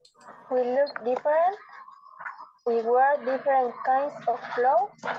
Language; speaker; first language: English; non-native, learner; Spanish